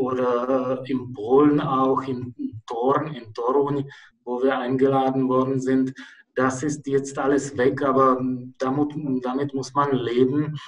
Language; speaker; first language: German; non-native, fluent; Czech